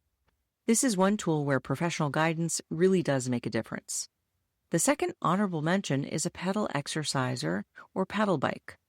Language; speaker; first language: English; native; English